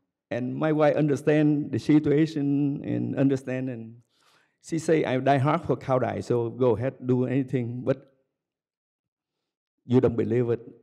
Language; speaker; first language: English; non-native, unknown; Vietnamese